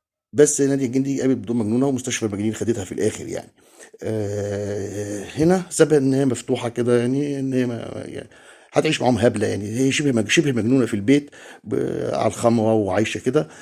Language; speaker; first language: Arabic; native; Arabic